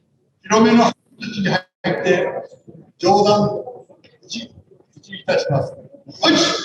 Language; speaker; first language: Japanese; native; Japanese